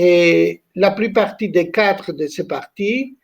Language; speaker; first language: French; non-native, fluent; Spanish